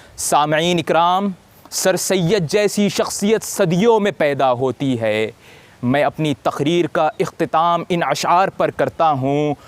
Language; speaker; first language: Urdu; native; Urdu